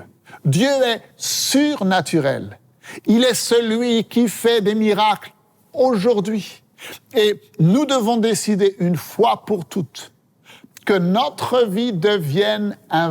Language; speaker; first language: French; native; French